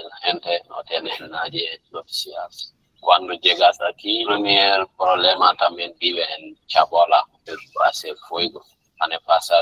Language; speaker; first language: Spanish; non-native, learner; Wolof